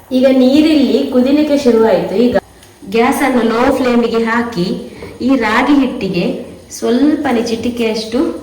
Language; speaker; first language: Kannada; native; Kannada